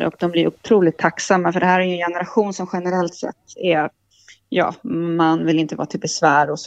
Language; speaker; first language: Swedish; native; Swedish